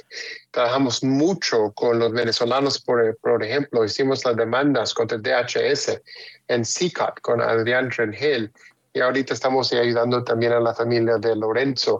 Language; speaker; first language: Spanish; early bilingual, heritage; Spanish